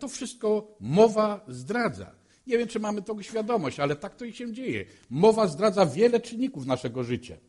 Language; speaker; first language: Polish; native; Polish